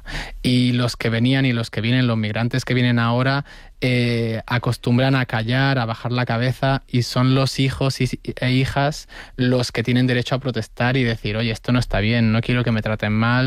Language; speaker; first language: Spanish; native; Spanish